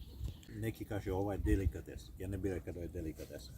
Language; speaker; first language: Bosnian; non-native, learner; Swedish